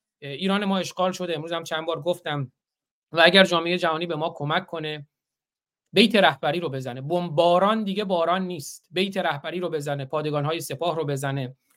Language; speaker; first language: Persian; non-native, local second language; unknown